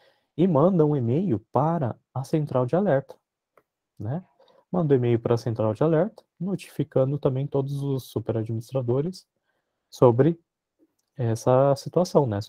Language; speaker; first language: Portuguese; native; Portuguese